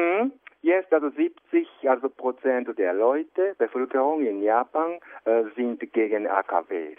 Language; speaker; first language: German; non-native, fluent; Japanese